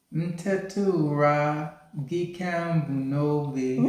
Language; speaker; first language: Igbo; non-native, learner; English